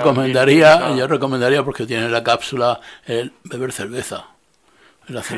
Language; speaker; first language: Spanish; native; Spanish